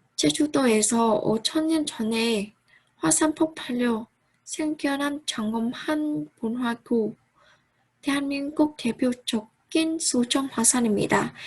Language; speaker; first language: Korean; non-native, learner; Vietnamese